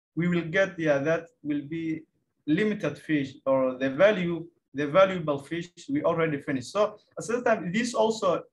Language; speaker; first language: English; non-native, fluent; Somali